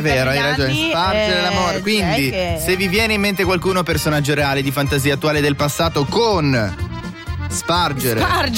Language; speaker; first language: Italian; native; Italian